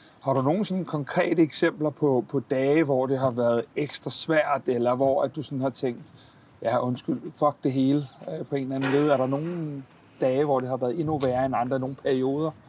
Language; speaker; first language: Danish; native; Danish